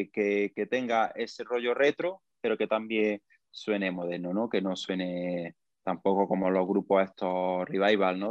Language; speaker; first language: Spanish; native; Spanish